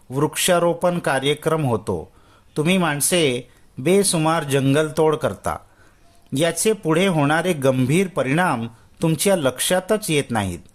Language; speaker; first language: Marathi; non-native, local second language; Urdu